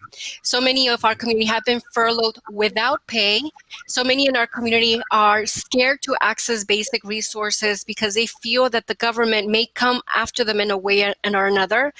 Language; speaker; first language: English; early bilingual, other home language; Spanish